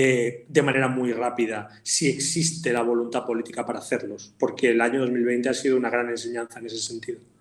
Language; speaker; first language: Spanish; native; Spanish